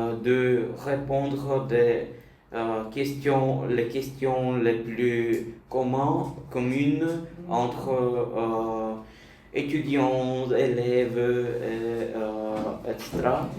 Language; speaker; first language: French; non-native, learner; Bulgarian